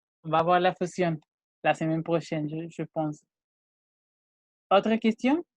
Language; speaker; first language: French; non-native, fluent; Spanish